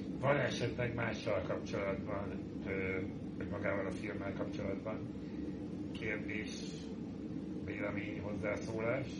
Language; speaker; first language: Hungarian; native; Hungarian